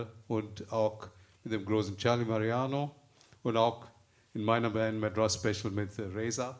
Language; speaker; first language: German; non-native, fluent; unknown